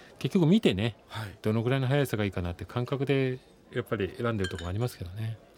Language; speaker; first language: Japanese; native; Japanese